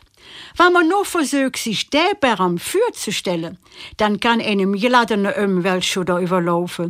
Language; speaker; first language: German; native; German